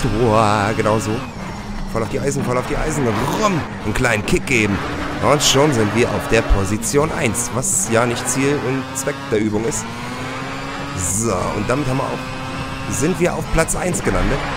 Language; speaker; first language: German; native; German